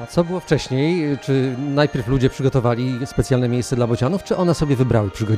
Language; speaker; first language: Polish; native; Polish